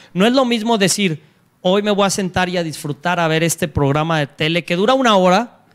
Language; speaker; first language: Spanish; native; Spanish